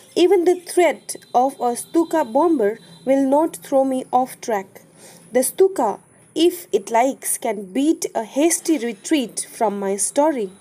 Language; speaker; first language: English; non-native, local second language; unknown